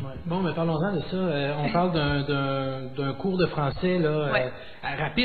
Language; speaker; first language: French; native; French